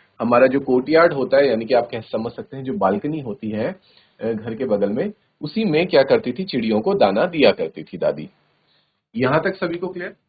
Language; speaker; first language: Hindi; native; Hindi